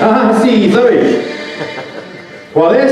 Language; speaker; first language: Spanish; non-native, fluent; English